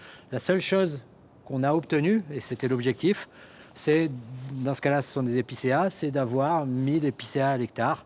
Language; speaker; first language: French; native; French